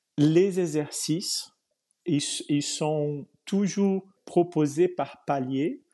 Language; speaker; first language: French; non-native, fluent; Portuguese